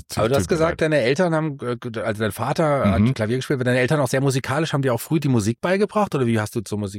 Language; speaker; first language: German; native; German